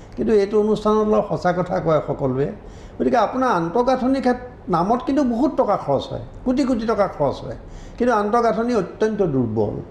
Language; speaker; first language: Assamese; native; Assamese